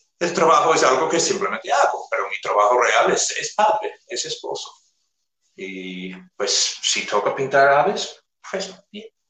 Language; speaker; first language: Spanish; non-native, fluent; English